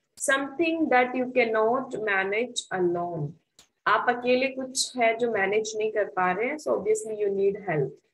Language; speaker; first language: English; non-native, local second language; Hindi